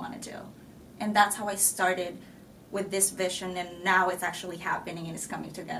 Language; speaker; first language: English; non-native, local second language; Filipino